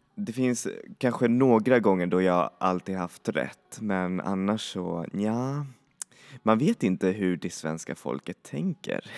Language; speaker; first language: Swedish; native; Swedish